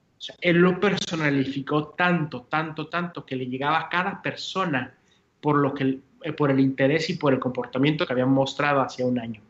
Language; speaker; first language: Spanish; early bilingual, heritage; Spanish